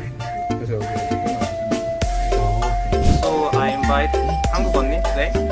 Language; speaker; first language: Korean; non-native, fluent; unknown